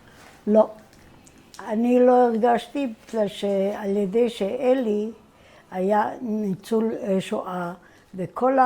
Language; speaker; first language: Hebrew; non-native, fluent; German